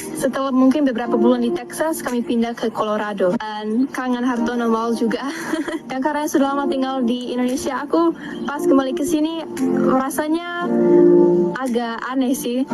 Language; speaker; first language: Indonesian; early bilingual, other home language; English